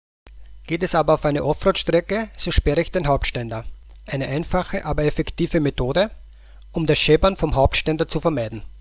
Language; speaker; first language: German; native; German